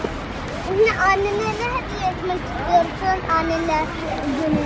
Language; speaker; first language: Turkish; early bilingual, other home language; Arabic